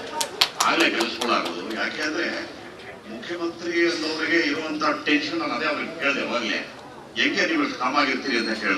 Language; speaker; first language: Kannada; native; Kannada